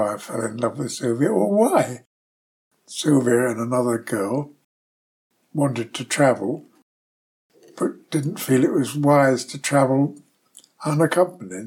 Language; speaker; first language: English; native; English